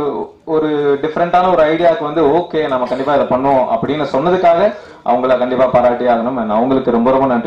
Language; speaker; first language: Tamil; native; Tamil